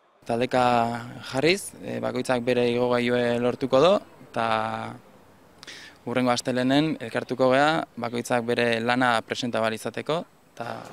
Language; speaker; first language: Basque; native; Basque